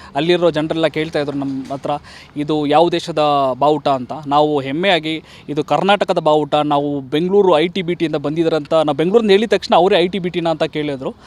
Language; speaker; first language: Kannada; non-native, local second language; Tamil